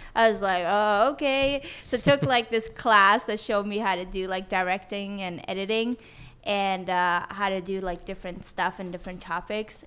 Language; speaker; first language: English; non-native, fluent; Swedish